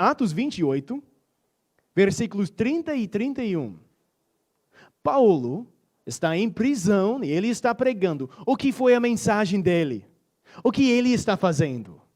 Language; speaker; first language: Portuguese; non-native, fluent; English